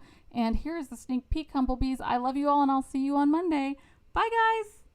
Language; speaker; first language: English; native; English